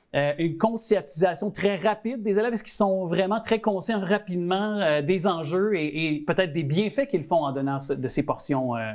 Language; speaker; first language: French; native; French